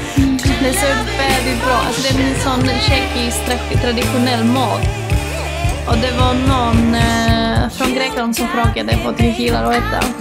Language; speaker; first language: Swedish; non-native, learner; Czech